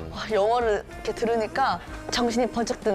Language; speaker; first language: Korean; native; Korean